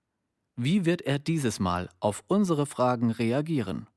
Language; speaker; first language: German; native; German